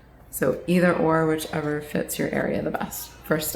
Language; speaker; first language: English; native; English